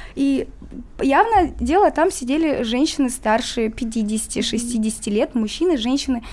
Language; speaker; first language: Russian; non-native, local second language; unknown